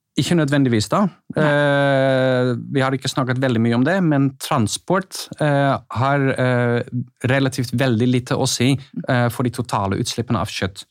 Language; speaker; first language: Norwegian; non-native, fluent; Dutch